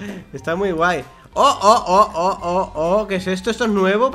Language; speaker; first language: Spanish; native; Spanish